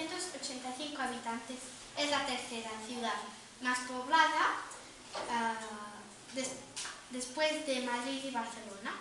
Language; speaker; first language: Spanish; non-native, learner; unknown